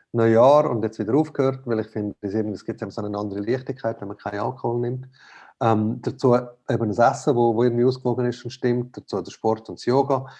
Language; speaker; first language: German; native; German